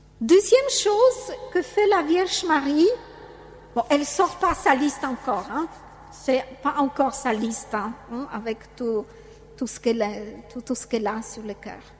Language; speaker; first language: French; non-native, fluent; Polish